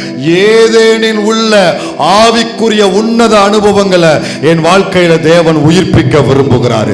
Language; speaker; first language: Tamil; native; Tamil